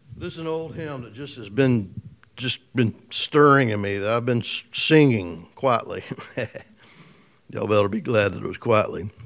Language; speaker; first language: English; native; English